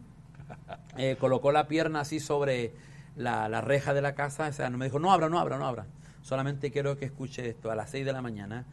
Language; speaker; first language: Spanish; native; Spanish